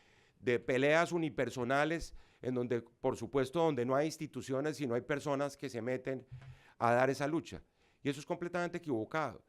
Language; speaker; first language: Spanish; native; Spanish